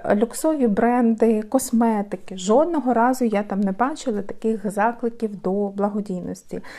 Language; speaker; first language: Ukrainian; native; Ukrainian